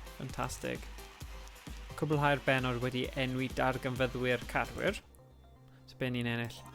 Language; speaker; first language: Welsh; native; Welsh